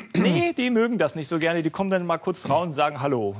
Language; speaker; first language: German; native; German